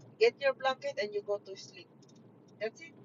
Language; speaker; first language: English; non-native, local second language; Filipino